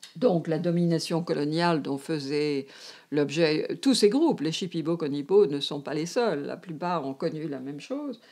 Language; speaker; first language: French; native; French